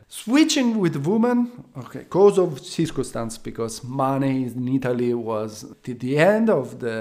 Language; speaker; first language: English; non-native, learner; Italian